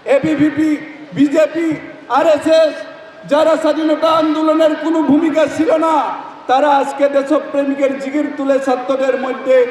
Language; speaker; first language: Bangla; non-native, learner; Assamese